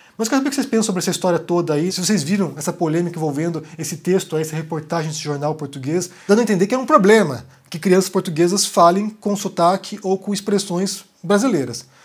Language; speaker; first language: Portuguese; native; Portuguese